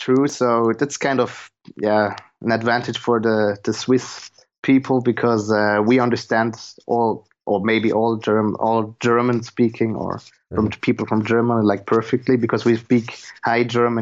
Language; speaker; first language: English; non-native, fluent; German